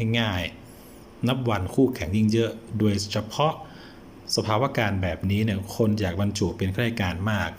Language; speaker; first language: Thai; native; Thai